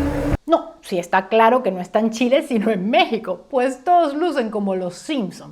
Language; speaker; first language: Spanish; native; Spanish